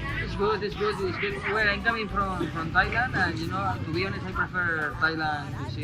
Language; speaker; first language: English; non-native, learner; Spanish